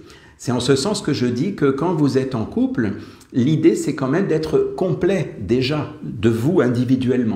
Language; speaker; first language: French; native; French